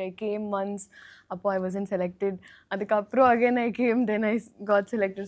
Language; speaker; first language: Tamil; non-native, learner; Telugu